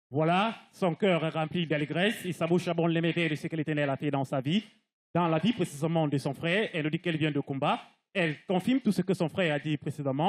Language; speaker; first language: French; non-native, local second language; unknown